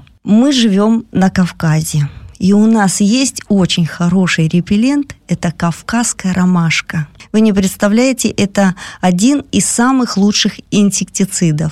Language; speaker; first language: Russian; native; Russian